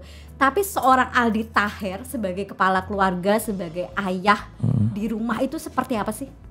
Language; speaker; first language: Indonesian; native; Indonesian